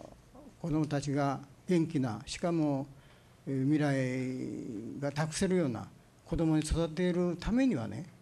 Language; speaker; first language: Japanese; native; Japanese